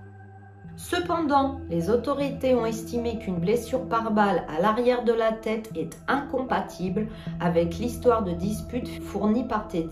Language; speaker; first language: French; native; French